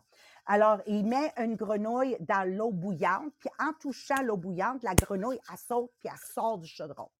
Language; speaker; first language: French; native; French